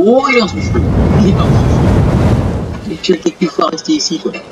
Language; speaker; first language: French; native; French